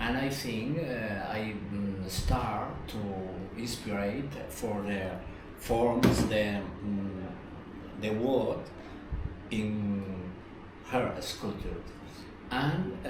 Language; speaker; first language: English; non-native, learner; Spanish